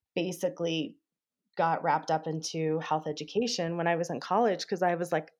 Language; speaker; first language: English; native; English